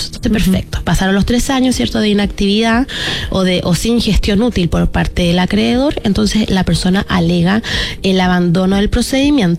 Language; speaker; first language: Spanish; native; Spanish